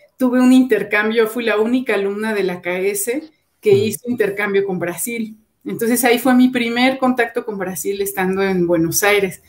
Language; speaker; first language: Spanish; native; Spanish